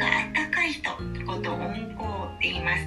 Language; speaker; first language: Japanese; native; Japanese